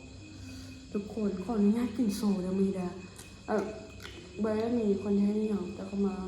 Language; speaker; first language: Thai; non-native, local second language; Lao